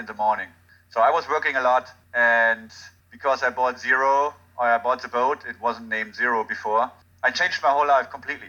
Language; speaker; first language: English; non-native, fluent; German